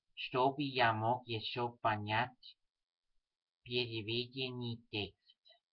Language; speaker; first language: Russian; non-native, learner; Swiss German